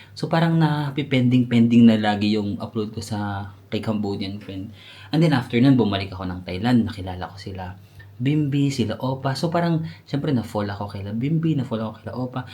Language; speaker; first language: Filipino; native; Filipino